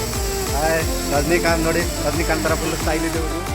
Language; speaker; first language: Kannada; non-native, learner; Hindi